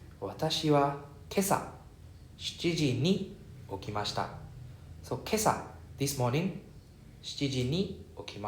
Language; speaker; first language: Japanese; non-native, fluent; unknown